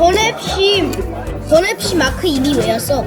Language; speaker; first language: Korean; early bilingual, heritage; Korean